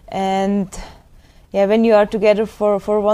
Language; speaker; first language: English; non-native, fluent; German